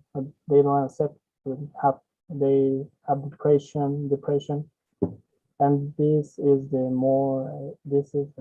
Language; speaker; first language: English; non-native, learner; Spanish